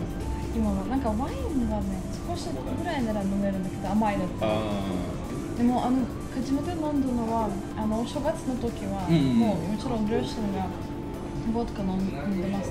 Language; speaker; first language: Japanese; non-native, fluent; Russian